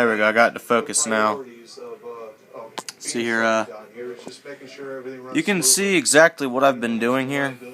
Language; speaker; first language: English; native; English